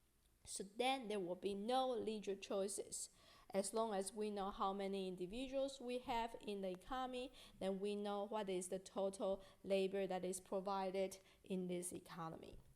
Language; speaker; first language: English; non-native, fluent; Chinese